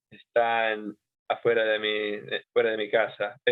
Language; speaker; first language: Spanish; non-native, fluent; English